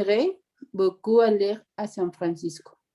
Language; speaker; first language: French; non-native, learner; Spanish